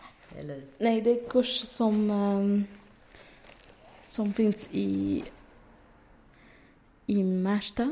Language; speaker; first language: Swedish; non-native, fluent; Arabic